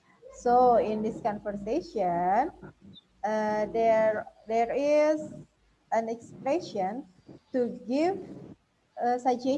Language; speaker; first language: English; non-native, fluent; Indonesian